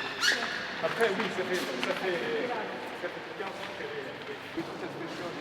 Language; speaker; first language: French; non-native, fluent; Greek